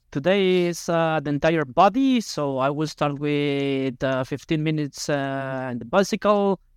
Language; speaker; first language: English; non-native, fluent; Spanish